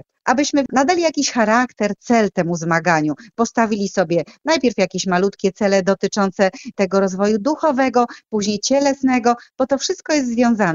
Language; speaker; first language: Polish; native; Polish